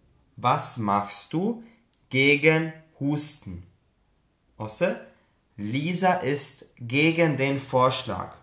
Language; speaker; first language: German; non-native, fluent; Albanian